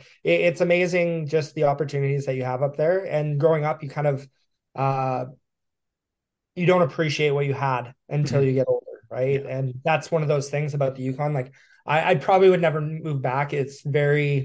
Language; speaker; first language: English; native; English